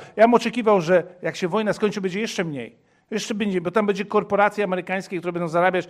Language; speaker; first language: Polish; early bilingual, heritage; Polish